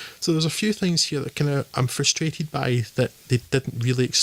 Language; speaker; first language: English; native; English